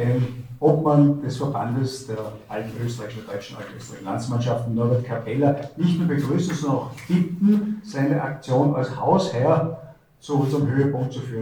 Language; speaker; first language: German; native; German